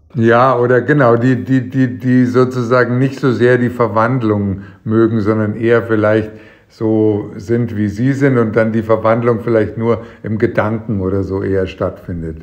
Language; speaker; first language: German; native; German